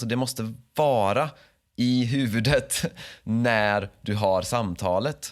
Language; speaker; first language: Swedish; native; Swedish